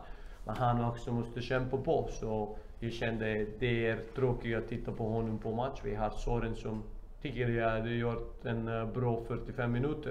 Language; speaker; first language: Swedish; non-native, fluent; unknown